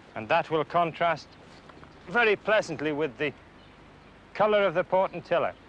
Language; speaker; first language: English; native; English